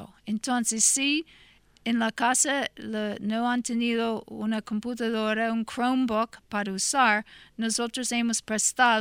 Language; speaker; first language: Spanish; non-native, fluent; English